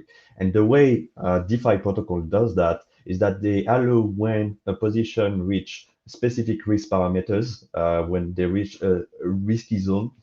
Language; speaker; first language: English; non-native, fluent; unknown